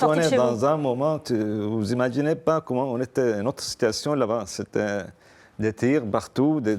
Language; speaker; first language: French; non-native, fluent; Arabic